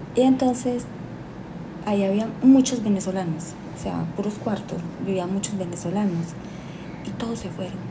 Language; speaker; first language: Spanish; native; Spanish